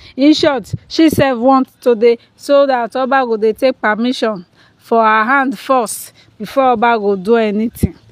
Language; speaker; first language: Nigerian Pidgin; non-native, local second language; Yoruba